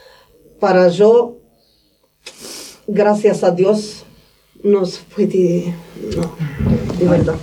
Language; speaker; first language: Spanish; non-native, learner; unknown